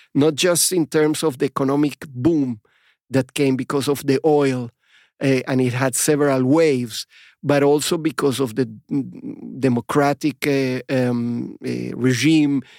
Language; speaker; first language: English; non-native, fluent; Spanish